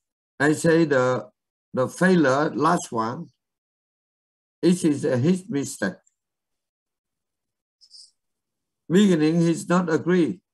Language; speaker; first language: English; non-native, learner; Vietnamese